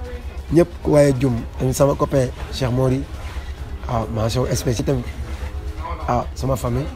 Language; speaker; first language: French; non-native, local second language; Wolof